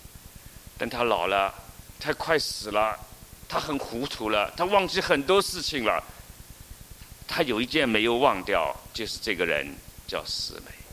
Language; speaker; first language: Chinese; native; Chinese